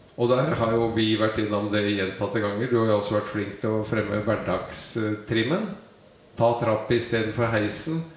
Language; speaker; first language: Norwegian; native; Norwegian